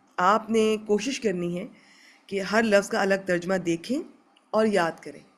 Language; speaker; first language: Urdu; native; Urdu